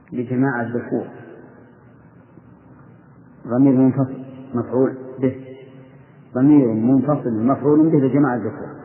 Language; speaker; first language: Arabic; native; Arabic